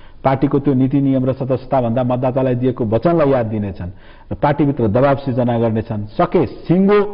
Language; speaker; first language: Nepali; non-native, local second language; Maithili